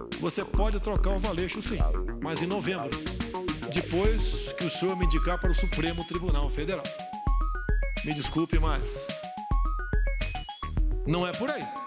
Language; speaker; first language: Portuguese; native; Portuguese